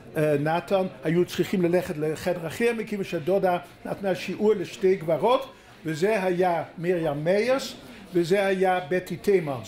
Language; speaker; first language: Hebrew; non-native, fluent; Dutch